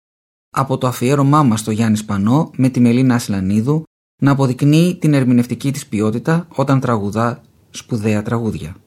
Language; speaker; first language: Greek; native; Greek